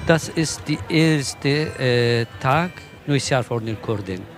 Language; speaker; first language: German; non-native, learner; Kurdish